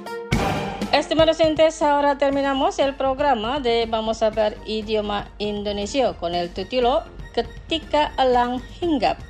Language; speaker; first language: Spanish; non-native, fluent; Indonesian